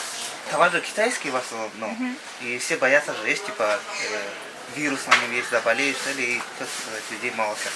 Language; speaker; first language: Russian; native; Russian